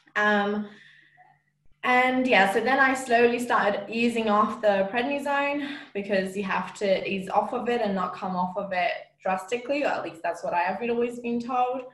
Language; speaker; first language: English; non-native, fluent; Romanian